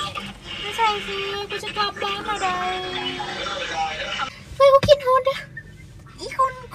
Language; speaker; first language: Chinese; non-native, fluent; Lao